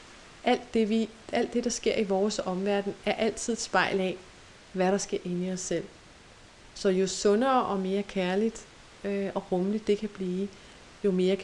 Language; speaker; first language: Danish; native; Danish